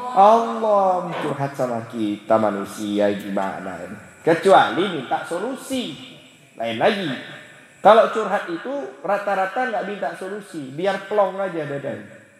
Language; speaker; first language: Indonesian; native; Indonesian